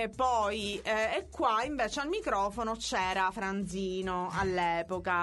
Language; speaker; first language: Italian; native; Italian